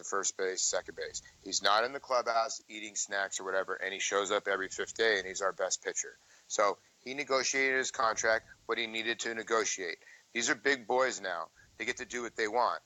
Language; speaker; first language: English; native; English